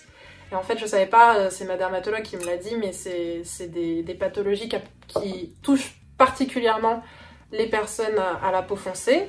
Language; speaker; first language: French; native; French